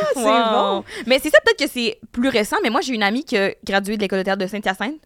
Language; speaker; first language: French; native; French